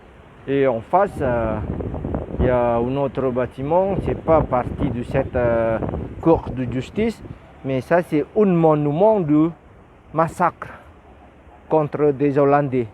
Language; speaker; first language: French; non-native, learner; Indonesian